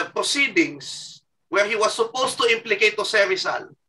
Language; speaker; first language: English; non-native, local second language; Filipino